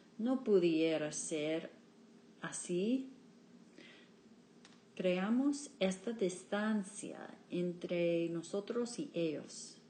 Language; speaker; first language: Spanish; non-native, learner; English